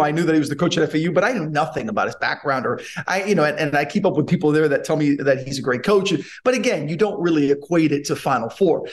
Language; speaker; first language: English; native; English